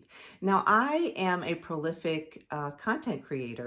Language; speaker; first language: English; native; English